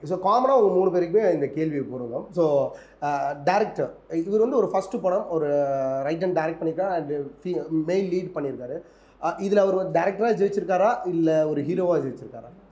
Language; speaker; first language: Tamil; native; Tamil